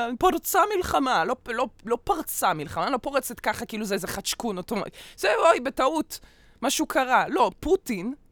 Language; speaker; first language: Hebrew; early bilingual, other home language; Russian